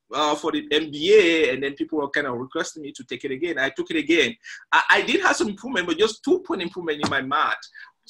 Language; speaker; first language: English; non-native, fluent; French